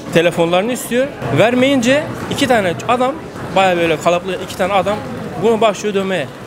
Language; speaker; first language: Turkish; native; Turkish